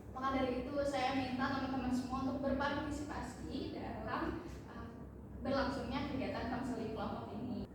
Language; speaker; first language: Indonesian; native; Indonesian